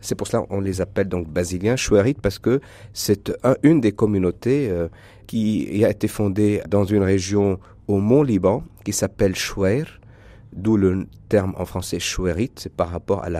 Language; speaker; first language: French; non-native, local second language; Arabic